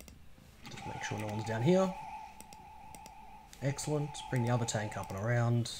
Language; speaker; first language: English; native; English